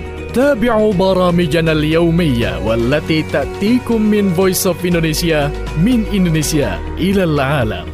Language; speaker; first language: Arabic; non-native, fluent; Indonesian